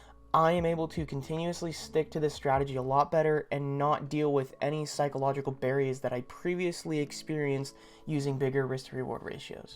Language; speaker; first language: English; native; English